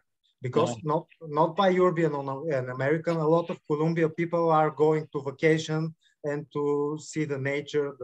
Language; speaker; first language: English; non-native, learner; Bulgarian